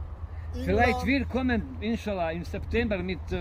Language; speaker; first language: German; non-native, learner; Bosnian